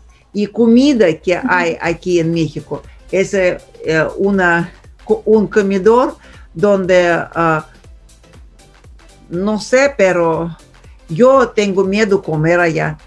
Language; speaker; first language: Spanish; non-native, fluent; Russian